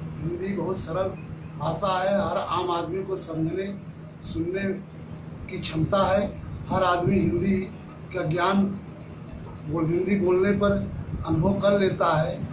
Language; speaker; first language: Hindi; native; Hindi